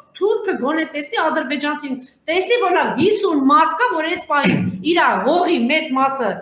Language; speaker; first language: Armenian; native; Armenian